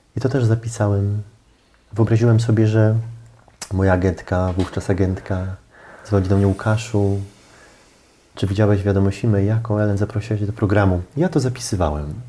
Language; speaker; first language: Polish; native; Polish